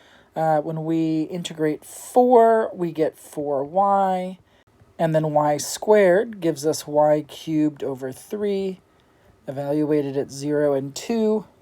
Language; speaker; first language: English; native; English